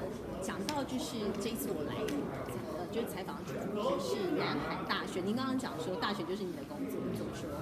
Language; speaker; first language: Chinese; native; Chinese